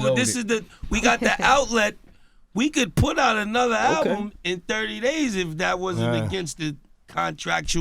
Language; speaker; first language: English; native; English